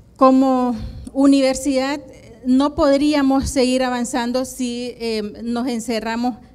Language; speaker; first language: Spanish; native; Spanish